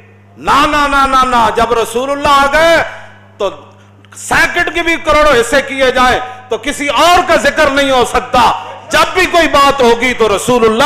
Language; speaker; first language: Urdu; non-native, local second language; Punjabi